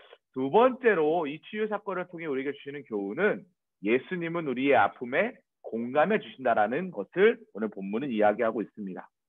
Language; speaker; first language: Korean; native; Korean